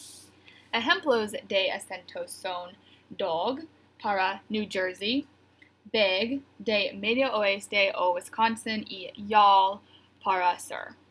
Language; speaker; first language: Spanish; non-native, learner; English